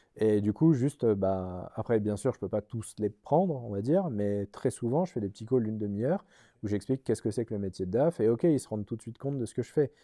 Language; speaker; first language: French; native; French